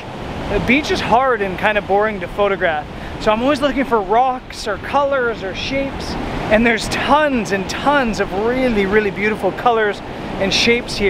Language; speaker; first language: English; native; English